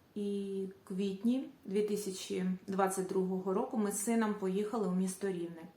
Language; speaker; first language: Ukrainian; native; Ukrainian